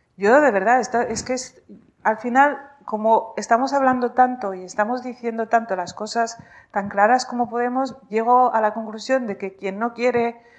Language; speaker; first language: Spanish; native; Spanish